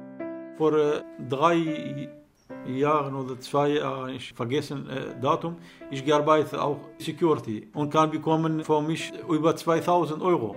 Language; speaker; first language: German; non-native, learner; Kurdish